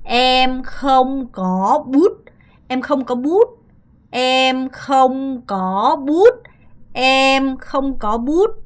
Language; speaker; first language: Vietnamese; non-native, fluent; Korean